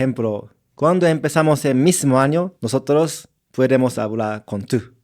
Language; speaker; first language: Spanish; non-native, learner; Japanese